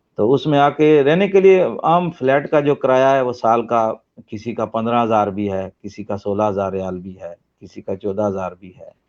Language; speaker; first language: Urdu; non-native, local second language; Punjabi